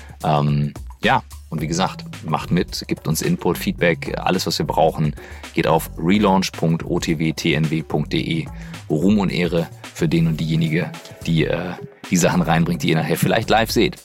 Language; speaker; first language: German; native; German